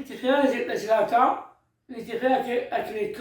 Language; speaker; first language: French; native; French